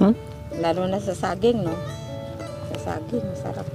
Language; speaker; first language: Filipino; non-native, local second language; Hiligaynon